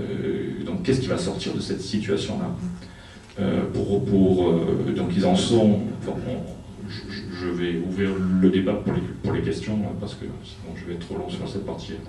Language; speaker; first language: French; native; French